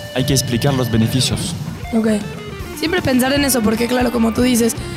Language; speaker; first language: Spanish; non-native, fluent; French